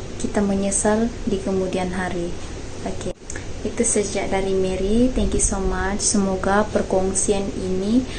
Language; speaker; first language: Malay; native; Malay